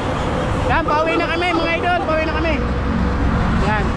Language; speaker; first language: Filipino; non-native, local second language; Bikol